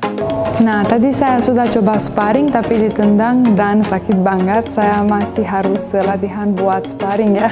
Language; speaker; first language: Indonesian; non-native, fluent; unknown